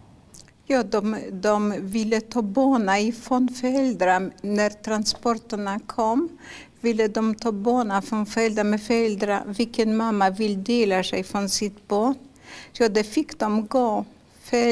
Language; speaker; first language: Swedish; non-native, fluent; Polish